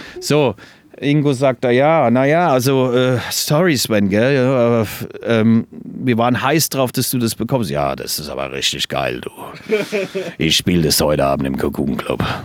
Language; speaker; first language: German; non-native, fluent; English